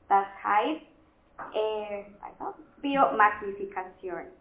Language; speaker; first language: German; non-native, fluent; Spanish